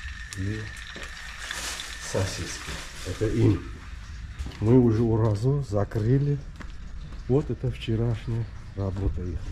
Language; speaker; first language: Russian; non-native, local second language; Uzbek